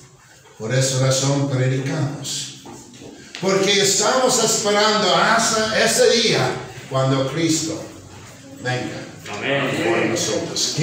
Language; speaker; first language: Spanish; non-native, fluent; English